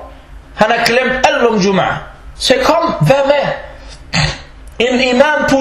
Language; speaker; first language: Danish; early bilingual, other home language; Arabic